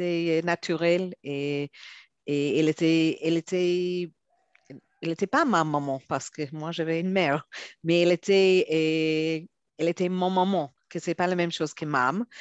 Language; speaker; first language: French; non-native, fluent; Hebrew